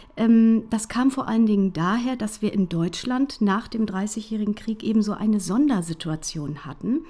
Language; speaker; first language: German; native; German